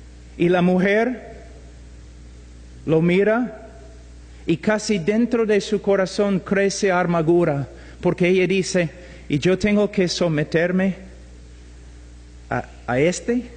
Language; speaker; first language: Spanish; non-native, fluent; English